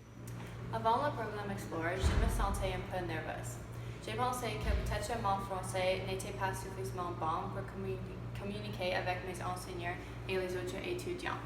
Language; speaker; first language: French; non-native, fluent; English